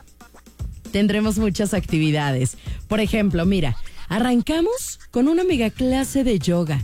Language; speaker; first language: Spanish; native; Spanish